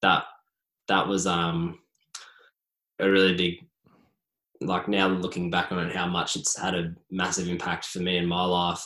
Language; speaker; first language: English; native; English